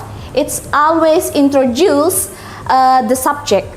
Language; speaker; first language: English; non-native, learner; Indonesian